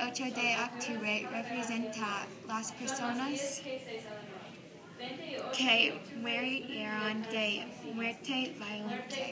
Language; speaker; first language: Spanish; non-native, learner; English